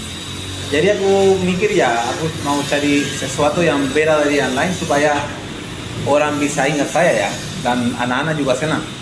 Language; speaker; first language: Indonesian; non-native, fluent; Spanish